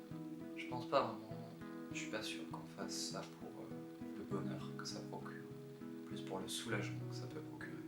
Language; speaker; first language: French; native; French